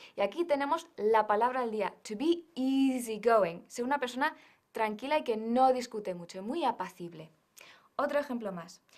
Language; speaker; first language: Spanish; native; Spanish